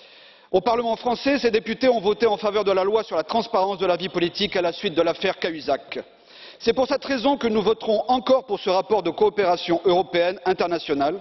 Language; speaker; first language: French; native; French